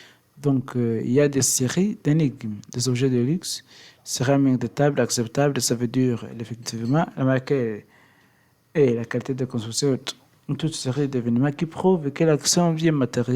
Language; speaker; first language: French; non-native, learner; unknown